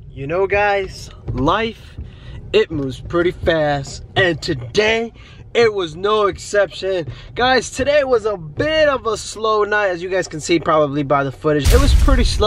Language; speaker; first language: English; native; English